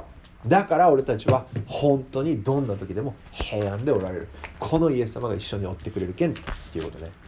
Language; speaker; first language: Japanese; native; Japanese